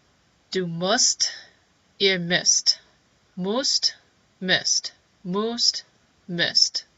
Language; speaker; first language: German; non-native, fluent; English